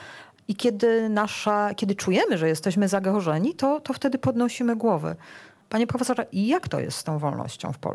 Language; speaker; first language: Polish; native; Polish